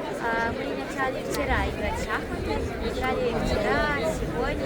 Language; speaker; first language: Russian; non-native, learner; Serbian